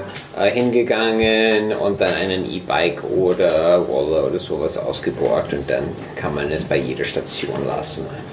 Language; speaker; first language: German; non-native, fluent; English